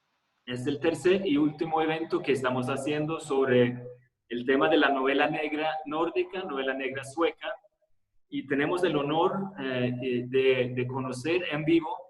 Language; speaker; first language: Spanish; non-native, fluent; Swedish